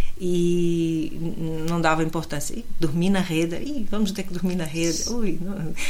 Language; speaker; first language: Portuguese; native; Portuguese